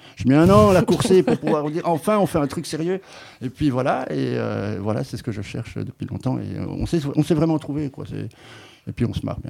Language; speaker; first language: French; native; French